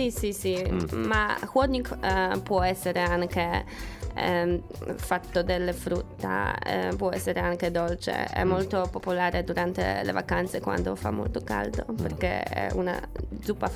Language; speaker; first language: Italian; non-native, fluent; Polish